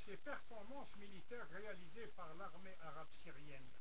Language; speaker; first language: French; non-native, local second language; Arabic